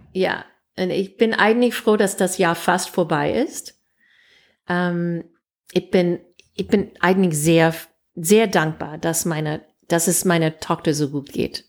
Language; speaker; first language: German; non-native, fluent; English